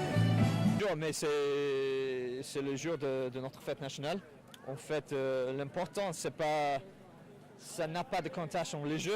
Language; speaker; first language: French; non-native, fluent; English